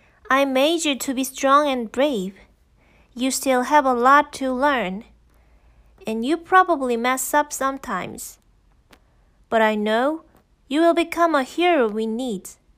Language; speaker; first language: English; non-native, learner; Korean